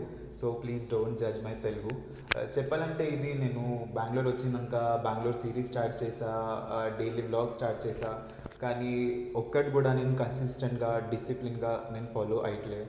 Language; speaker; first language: Telugu; early bilingual, heritage; Telugu